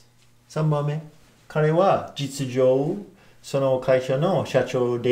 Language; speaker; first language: Japanese; non-native, learner; English